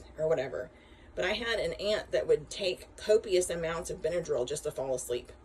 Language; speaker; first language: English; native; English